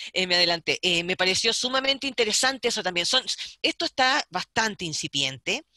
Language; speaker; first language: Spanish; native; Spanish